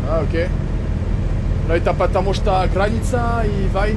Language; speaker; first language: Russian; non-native, learner; French